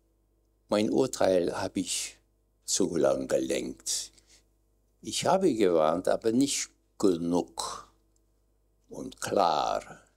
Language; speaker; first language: German; non-native, learner; English